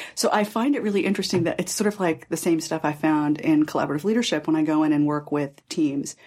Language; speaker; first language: English; early bilingual, other home language; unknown